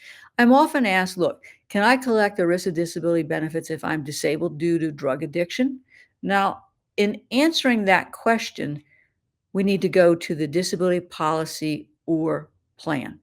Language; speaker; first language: English; native; English